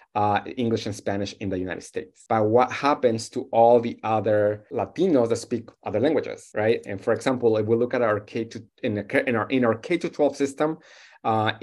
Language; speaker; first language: English; non-native, fluent; Spanish